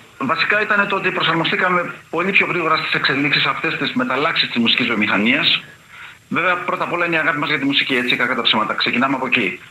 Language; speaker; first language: Greek; native; Greek